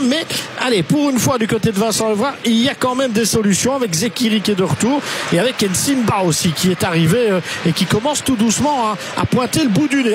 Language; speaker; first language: French; native; French